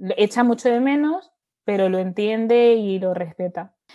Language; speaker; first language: Spanish; native; Spanish